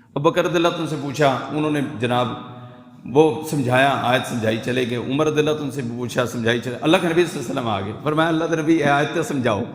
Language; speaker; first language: Urdu; non-native, local second language; Punjabi